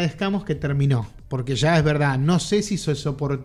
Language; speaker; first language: Spanish; native; Spanish